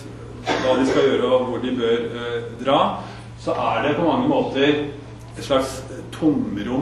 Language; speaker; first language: Norwegian; native; Norwegian